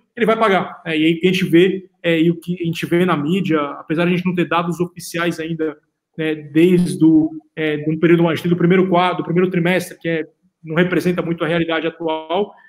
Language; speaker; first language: Portuguese; native; Portuguese